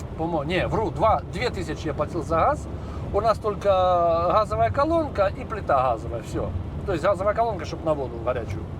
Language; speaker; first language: Russian; native; Russian